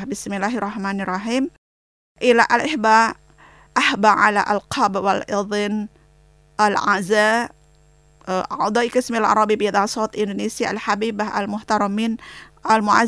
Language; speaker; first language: Arabic; non-native, fluent; Indonesian